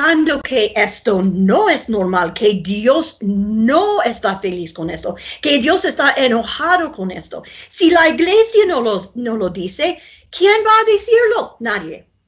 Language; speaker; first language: Spanish; non-native, fluent; English